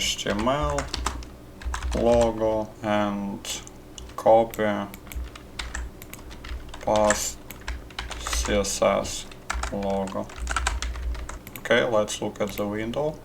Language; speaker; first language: English; non-native, fluent; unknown